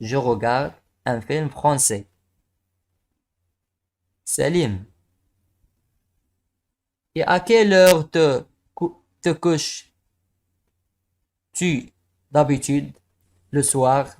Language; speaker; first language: French; non-native, local second language; Arabic